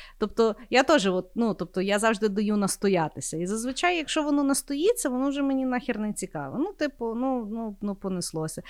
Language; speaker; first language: Ukrainian; native; Ukrainian